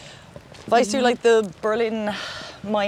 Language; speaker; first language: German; non-native, learner; English